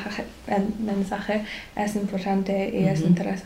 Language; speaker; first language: Spanish; non-native, learner; English